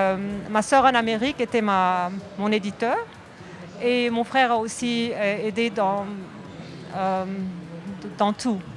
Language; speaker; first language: French; non-native, local second language; Arabic